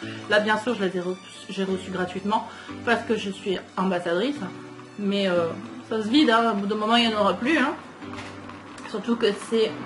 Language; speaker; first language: French; native; French